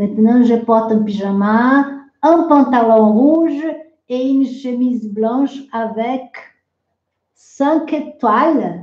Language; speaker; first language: French; non-native, fluent; Portuguese